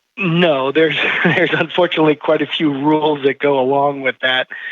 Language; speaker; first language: English; native; English